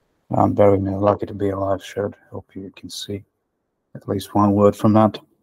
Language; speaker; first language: English; non-native, fluent; Ukrainian